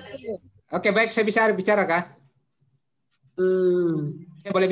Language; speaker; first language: Indonesian; native; Indonesian